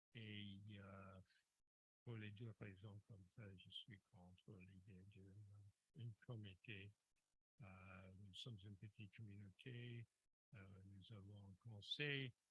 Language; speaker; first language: French; non-native, local second language; English